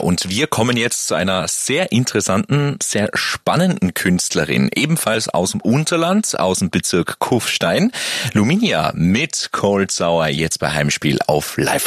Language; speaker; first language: German; native; German